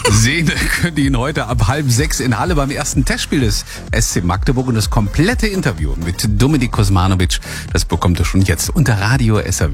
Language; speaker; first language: German; native; German